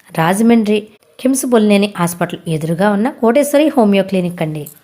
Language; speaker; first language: Telugu; native; Telugu